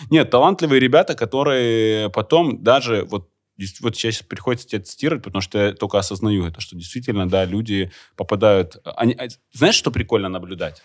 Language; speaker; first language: Russian; native; Russian